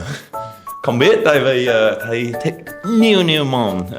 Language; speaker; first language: Vietnamese; non-native, learner; English